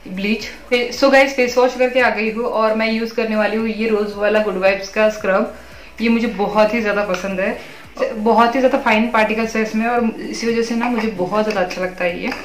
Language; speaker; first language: Hindi; non-native, local second language; Marathi